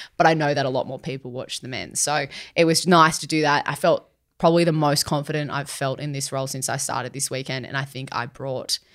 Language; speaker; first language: English; native; English